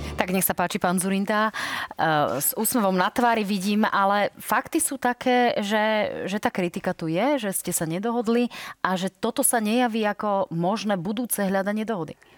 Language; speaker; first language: Slovak; native; Slovak